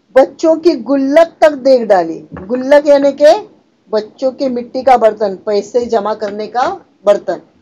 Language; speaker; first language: Hindi; non-native, local second language; Marathi